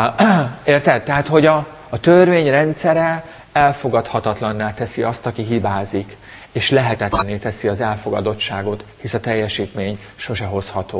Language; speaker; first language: Hungarian; native; Hungarian